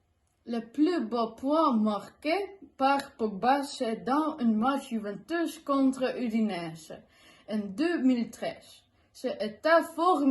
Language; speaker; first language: French; non-native, learner; Dutch